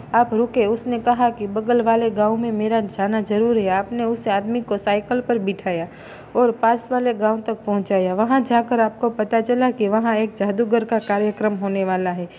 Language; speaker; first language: Hindi; non-native, local second language; Gujarati